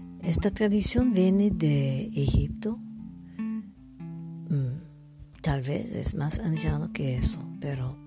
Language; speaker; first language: Spanish; non-native, learner; English